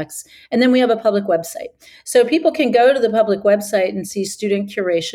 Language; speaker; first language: English; native; English